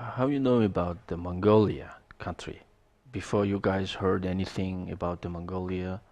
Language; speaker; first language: English; non-native, learner; Mongolian